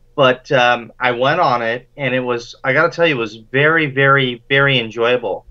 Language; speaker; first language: English; native; English